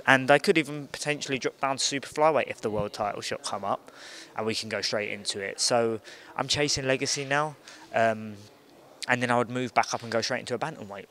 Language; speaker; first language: English; native; English